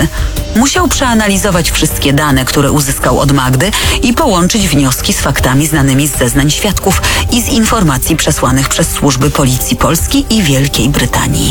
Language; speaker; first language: Polish; native; Polish